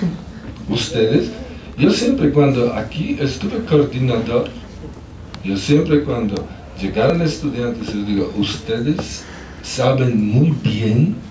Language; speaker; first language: Spanish; non-native, fluent; Polish